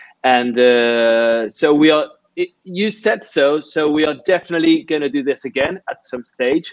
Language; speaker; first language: English; non-native, fluent; Italian